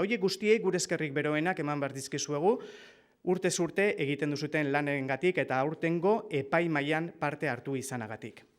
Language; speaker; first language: Basque; native; Basque